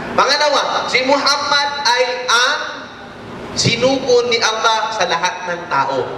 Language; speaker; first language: Filipino; non-native, local second language; Waray